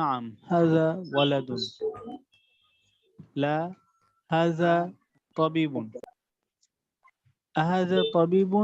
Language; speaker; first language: Arabic; non-native, learner; Bangla